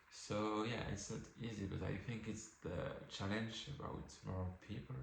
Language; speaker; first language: English; non-native, learner; French